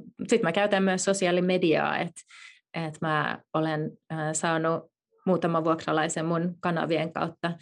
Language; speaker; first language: Finnish; native; Finnish